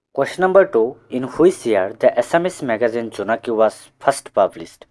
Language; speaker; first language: English; non-native, local second language; Assamese